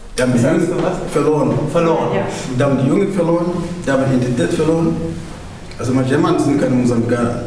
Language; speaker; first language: German; non-native, fluent; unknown